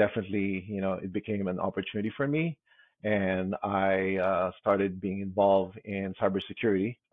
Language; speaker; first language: English; non-native, local second language; Filipino